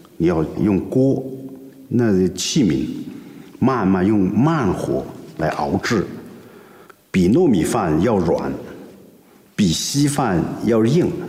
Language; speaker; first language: Chinese; non-native, local second language; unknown